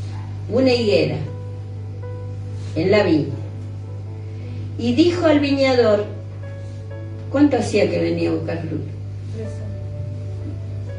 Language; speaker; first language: Spanish; native; Spanish